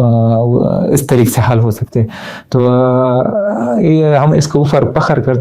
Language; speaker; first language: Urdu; non-native, learner; Pashto